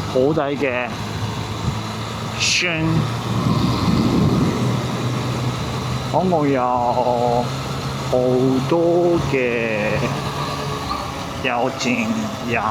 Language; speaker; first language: Cantonese; non-native, learner; English